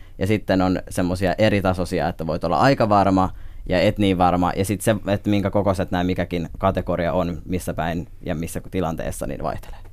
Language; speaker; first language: Finnish; native; Finnish